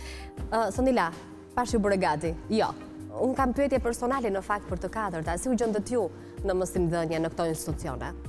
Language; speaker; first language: Albanian; native; Albanian